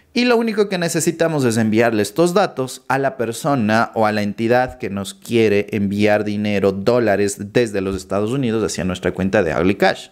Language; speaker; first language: Spanish; native; Spanish